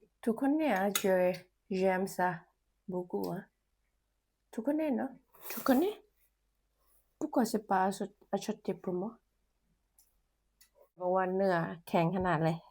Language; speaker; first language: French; non-native, learner; Thai